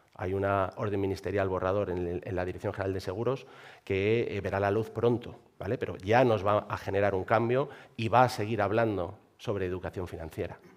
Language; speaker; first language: Spanish; native; Spanish